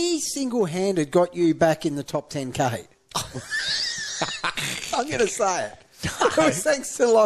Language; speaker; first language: English; native; English